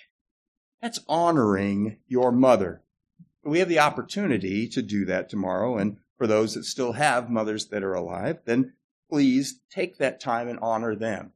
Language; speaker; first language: English; native; English